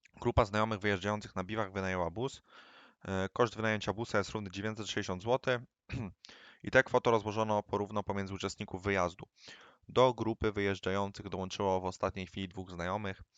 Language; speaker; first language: Polish; native; Polish